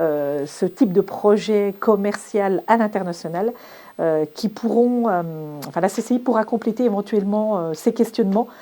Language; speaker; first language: French; native; French